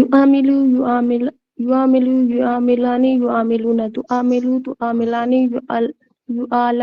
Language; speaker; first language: Arabic; non-native, learner; Urdu